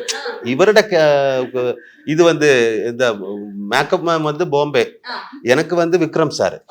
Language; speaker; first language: Tamil; non-native, learner; Malayalam